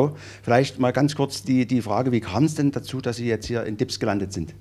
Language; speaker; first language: German; native; German